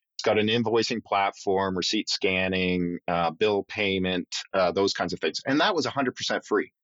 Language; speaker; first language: English; native; English